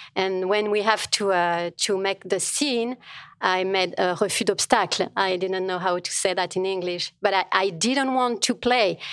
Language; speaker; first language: English; non-native, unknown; French